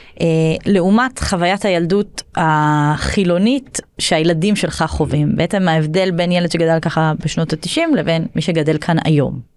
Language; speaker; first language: Hebrew; native; Hebrew